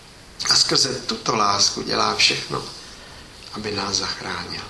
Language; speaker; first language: Czech; native; Czech